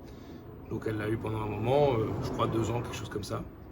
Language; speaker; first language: French; native; French